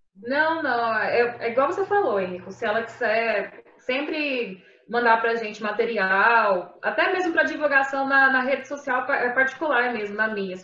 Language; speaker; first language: Portuguese; native; Portuguese